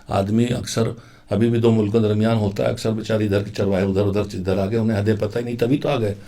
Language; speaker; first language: Urdu; native; Urdu